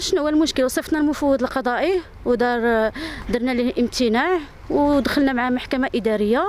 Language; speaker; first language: Arabic; native; Arabic